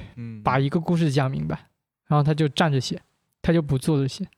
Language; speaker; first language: Chinese; non-native, local second language; Min Nan Chinese